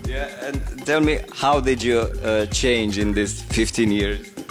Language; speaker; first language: English; non-native, fluent; Romanian